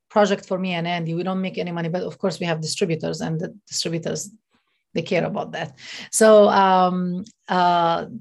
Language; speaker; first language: English; non-native, fluent; Arabic